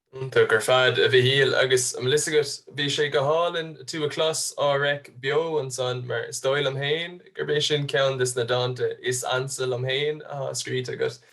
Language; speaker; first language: Irish; native; Irish